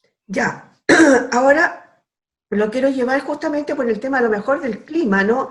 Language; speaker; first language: Spanish; native; Spanish